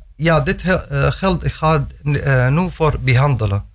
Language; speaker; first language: Dutch; non-native, learner; Arabic